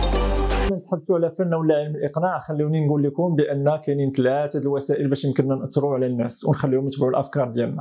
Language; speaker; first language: Arabic; native; Arabic